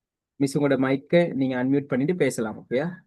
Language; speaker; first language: Tamil; native; Tamil